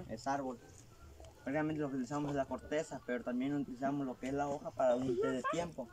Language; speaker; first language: Spanish; native; Spanish